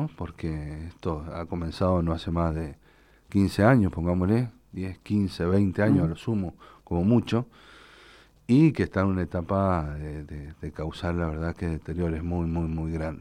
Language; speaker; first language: Spanish; native; Spanish